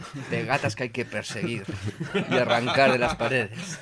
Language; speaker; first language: Spanish; native; Spanish